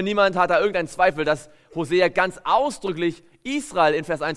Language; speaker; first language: German; native; German